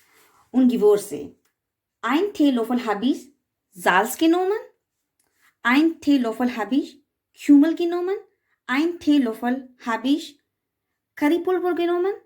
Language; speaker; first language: German; non-native, learner; Urdu